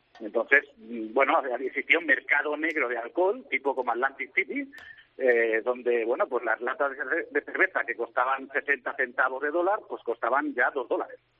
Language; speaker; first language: Spanish; native; Spanish